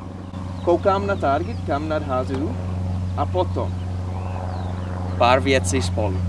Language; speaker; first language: Czech; non-native, learner; English